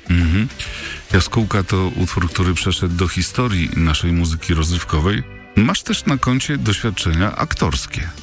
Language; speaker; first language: Polish; native; Polish